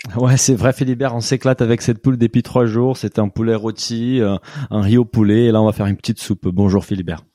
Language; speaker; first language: French; non-native, fluent; Portuguese